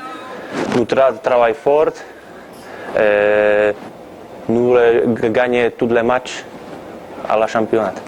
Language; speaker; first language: French; non-native, learner; Slovak